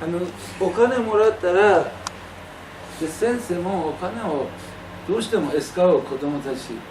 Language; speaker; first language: Japanese; non-native, learner; Persian